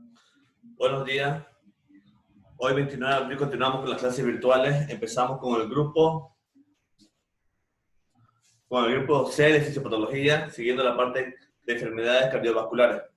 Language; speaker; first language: Spanish; native; Spanish